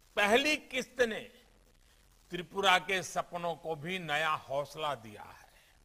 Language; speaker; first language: Hindi; non-native, local second language; Gujarati